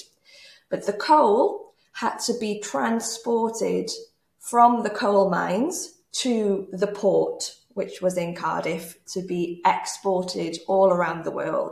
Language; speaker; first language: English; native; English